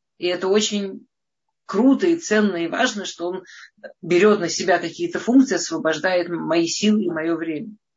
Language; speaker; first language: Russian; early bilingual, heritage; Russian